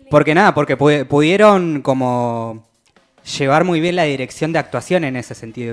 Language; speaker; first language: Spanish; native; Spanish